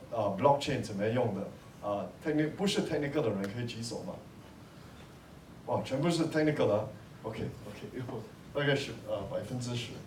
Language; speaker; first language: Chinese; non-native, local second language; English